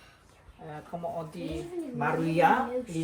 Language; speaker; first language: French; non-native, local second language; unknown